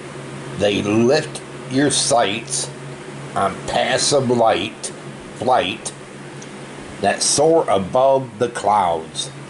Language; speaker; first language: English; native; English